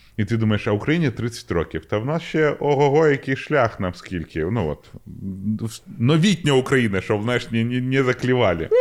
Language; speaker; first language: Ukrainian; non-native, local second language; Russian